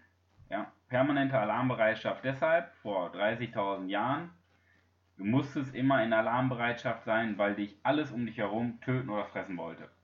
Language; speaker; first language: German; native; German